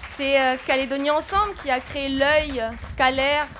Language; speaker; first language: French; native; French